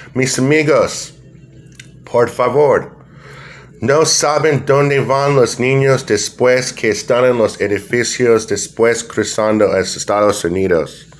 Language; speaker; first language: Spanish; non-native, learner; English